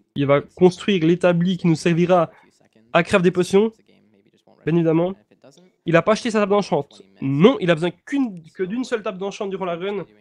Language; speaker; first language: French; native; French